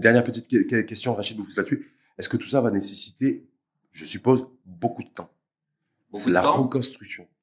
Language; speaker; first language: French; native; French